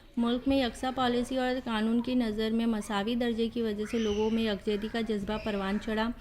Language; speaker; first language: Urdu; native; Urdu